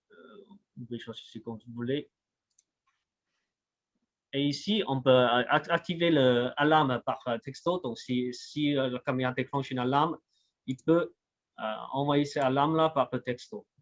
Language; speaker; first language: French; non-native, fluent; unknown